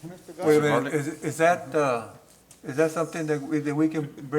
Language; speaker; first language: English; native; English